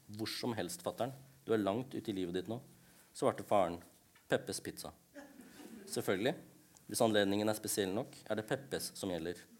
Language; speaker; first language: Norwegian; early bilingual, other home language; Tamil